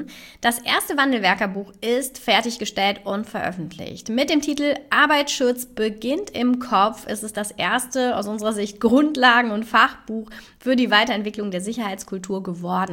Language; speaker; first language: German; native; German